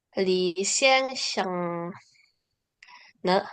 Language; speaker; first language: Chinese; non-native, learner; Indonesian